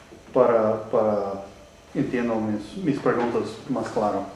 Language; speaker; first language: Spanish; non-native, learner; English